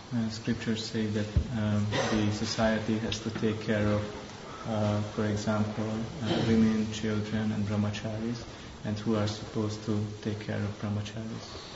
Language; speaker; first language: English; non-native, fluent; Hungarian